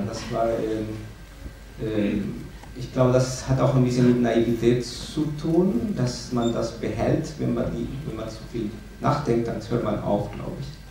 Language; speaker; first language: German; non-native, fluent; Spanish